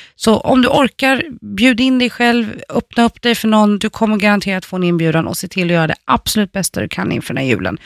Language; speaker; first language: Swedish; native; Swedish